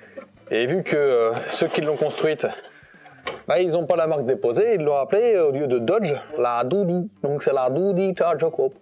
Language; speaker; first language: French; native; French